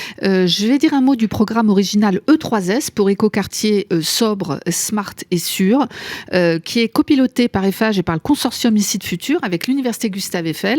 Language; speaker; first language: French; native; French